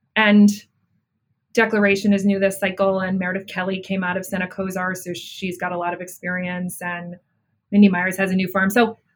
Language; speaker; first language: English; native; English